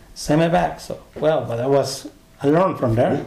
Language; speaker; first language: English; non-native, learner; Spanish